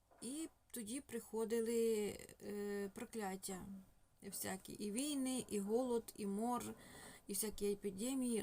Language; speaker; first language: Ukrainian; non-native, local second language; Russian